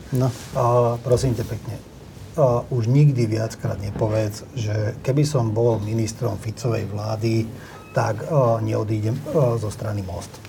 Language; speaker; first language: Slovak; non-native, local second language; Hungarian